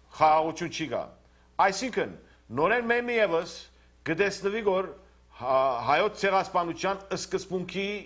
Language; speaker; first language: Armenian; native; Armenian